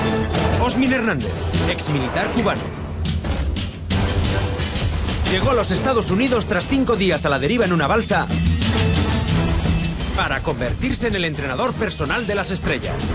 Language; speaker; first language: Spanish; native; Spanish